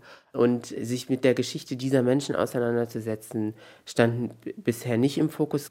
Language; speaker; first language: German; native; German